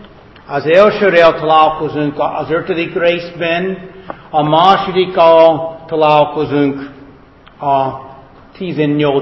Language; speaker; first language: Hungarian; non-native, fluent; English